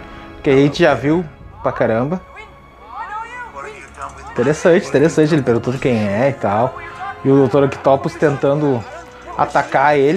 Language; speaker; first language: Portuguese; native; Portuguese